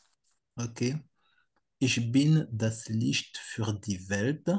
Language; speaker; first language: German; non-native, learner; French